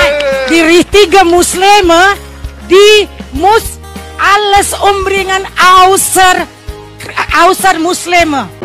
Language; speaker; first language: German; non-native, learner; Indonesian